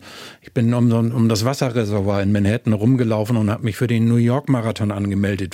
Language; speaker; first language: German; native; German